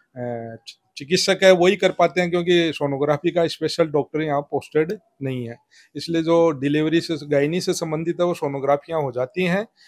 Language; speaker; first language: Hindi; native; Hindi